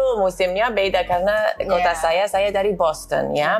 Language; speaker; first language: Indonesian; non-native, fluent; English